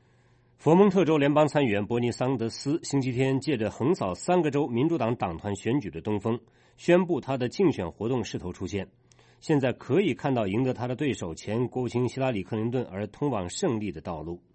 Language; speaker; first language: Chinese; native; Chinese